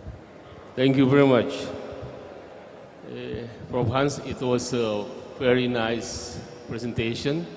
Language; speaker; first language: English; non-native, fluent; Indonesian